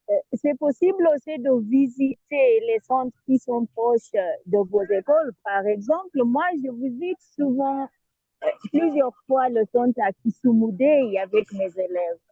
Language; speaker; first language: French; non-native, fluent; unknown